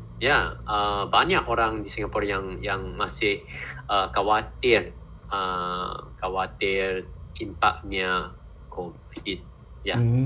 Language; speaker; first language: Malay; non-native, fluent; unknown